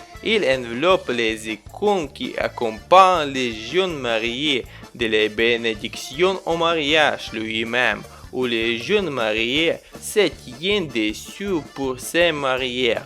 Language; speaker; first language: French; non-native, fluent; Ukrainian